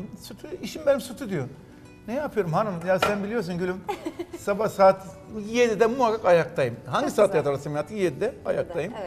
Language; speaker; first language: Turkish; native; Turkish